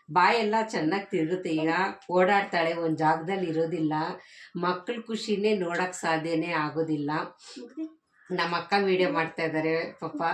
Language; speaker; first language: Kannada; non-native, local second language; Marathi